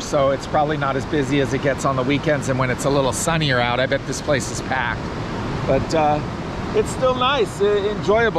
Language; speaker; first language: English; native; English